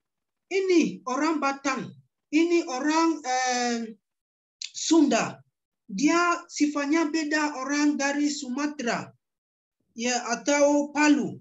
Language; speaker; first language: Indonesian; non-native, learner; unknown